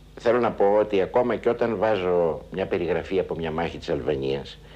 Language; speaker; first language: Greek; native; Greek